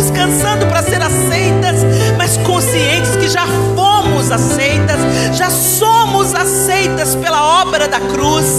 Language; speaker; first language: Portuguese; native; Portuguese